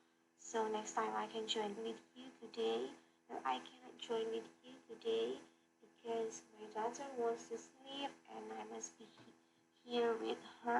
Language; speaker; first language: English; non-native, learner; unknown